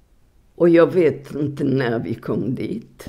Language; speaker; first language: Swedish; non-native, fluent; Polish